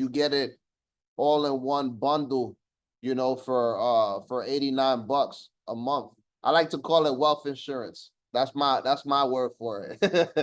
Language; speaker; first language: English; native; English